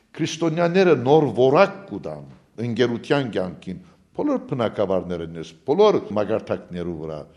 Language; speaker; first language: Armenian; native; Armenian